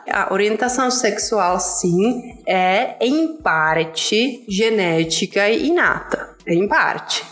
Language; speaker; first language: Portuguese; non-native, fluent; Czech